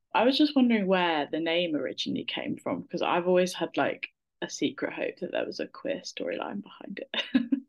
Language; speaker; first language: English; native; English